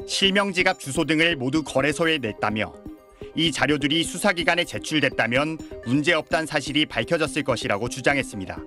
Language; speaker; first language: Korean; native; Korean